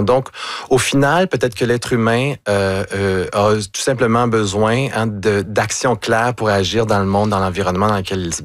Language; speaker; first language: French; native; French